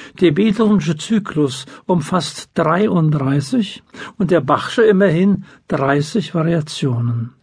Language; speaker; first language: German; native; German